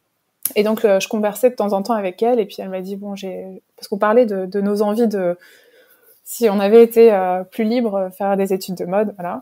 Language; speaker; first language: French; native; French